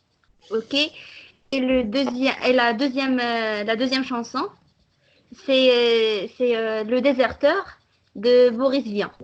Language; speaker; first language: French; non-native, local second language; Arabic